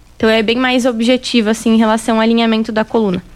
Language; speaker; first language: Portuguese; native; Portuguese